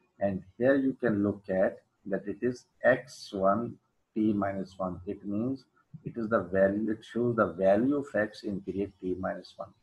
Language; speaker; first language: English; non-native, local second language; Urdu